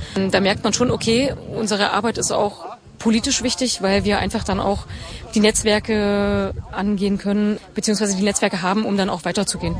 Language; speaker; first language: German; native; German